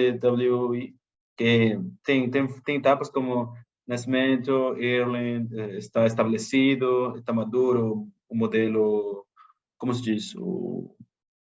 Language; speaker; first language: Portuguese; non-native, fluent; Spanish